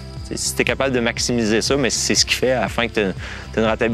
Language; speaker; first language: French; native; French